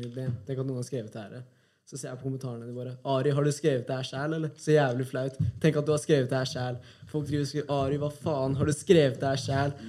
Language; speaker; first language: Norwegian; early bilingual, other home language; Albanian